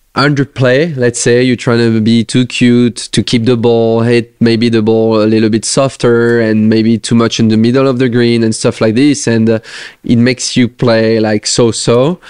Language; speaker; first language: English; non-native, fluent; French